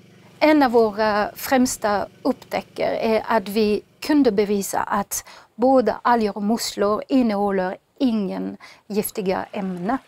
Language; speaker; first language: Swedish; non-native, fluent; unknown